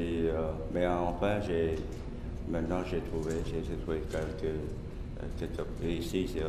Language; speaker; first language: French; non-native, learner; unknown